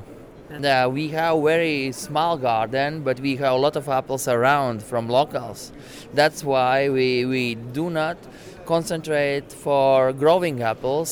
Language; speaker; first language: English; non-native, learner; Latvian